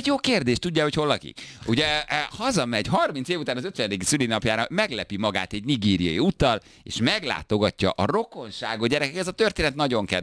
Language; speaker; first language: Hungarian; native; Hungarian